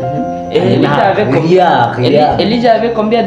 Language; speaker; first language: French; non-native, fluent; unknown